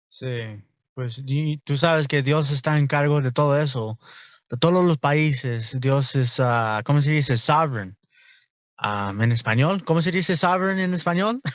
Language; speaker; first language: Spanish; non-native, learner; English